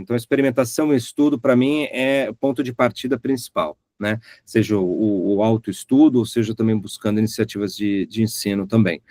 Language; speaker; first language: Portuguese; native; Portuguese